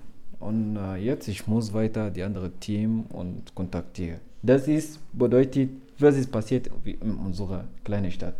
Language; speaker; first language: German; non-native, learner; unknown